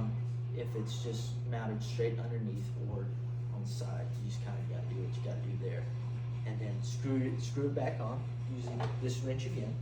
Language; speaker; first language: English; native; English